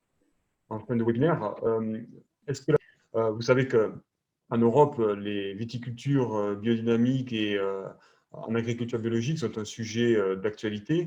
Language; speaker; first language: French; native; French